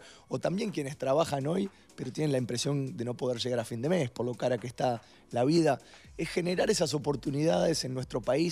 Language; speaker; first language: Spanish; native; Spanish